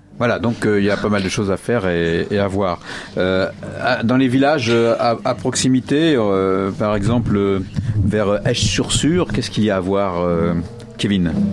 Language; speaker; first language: French; native; French